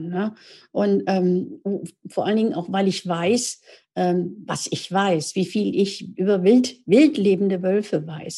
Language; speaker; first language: German; native; German